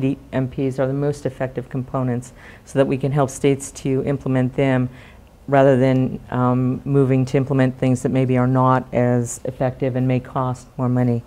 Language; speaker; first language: English; native; English